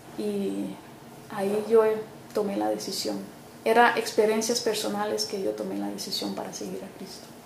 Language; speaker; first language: Spanish; non-native, fluent; Papiamento